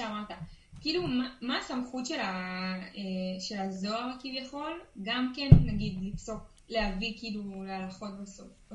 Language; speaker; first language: Hebrew; native; Hebrew